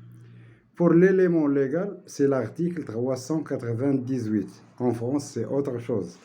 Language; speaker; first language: French; non-native, local second language; Arabic